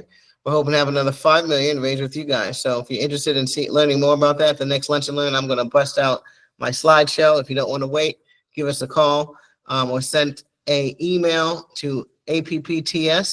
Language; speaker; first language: English; native; English